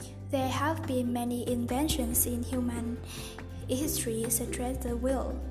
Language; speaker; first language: English; non-native, fluent; Vietnamese